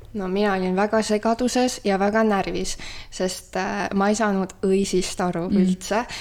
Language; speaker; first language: Estonian; native; Estonian